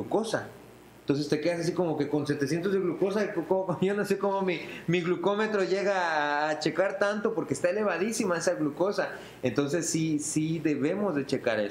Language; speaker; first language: Spanish; native; Spanish